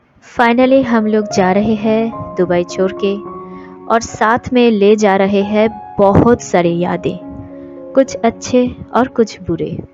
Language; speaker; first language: Hindi; non-native, local second language; Bangla